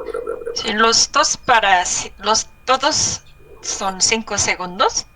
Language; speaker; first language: Spanish; non-native, learner; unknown